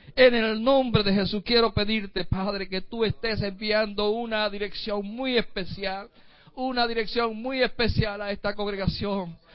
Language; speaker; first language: Spanish; native; Spanish